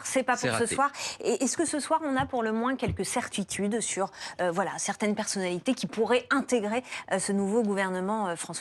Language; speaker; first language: French; native; French